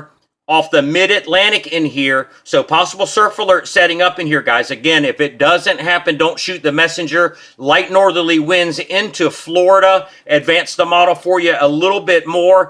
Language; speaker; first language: English; native; English